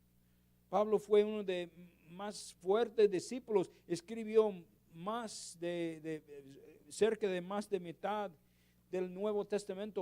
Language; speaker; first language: Spanish; non-native, learner; English